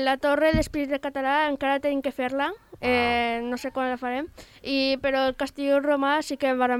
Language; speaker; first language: Catalan; non-native, local second language; Spanish